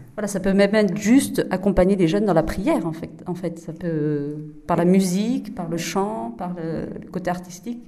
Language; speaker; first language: French; native; French